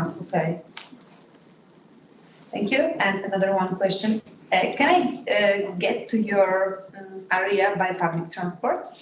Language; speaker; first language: English; non-native, fluent; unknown